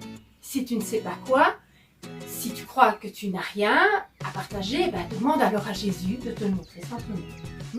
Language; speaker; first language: French; native; French